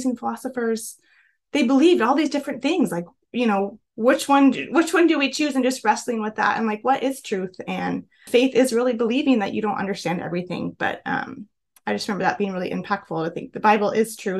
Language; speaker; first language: English; native; English